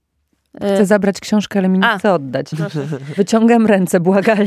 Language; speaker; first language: Polish; native; Polish